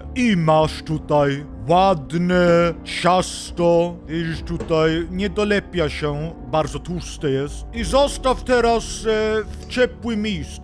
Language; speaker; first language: Polish; non-native, learner; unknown